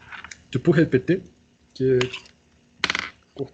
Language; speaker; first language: French; non-native, learner; Portuguese